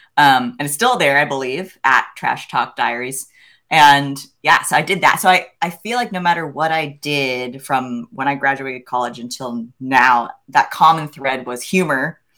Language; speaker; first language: English; native; English